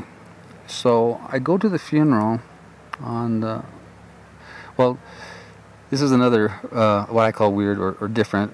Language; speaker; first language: English; native; English